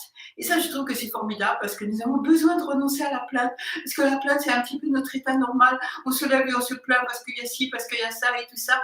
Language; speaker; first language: French; native; French